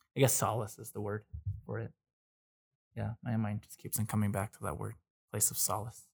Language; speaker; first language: English; native; English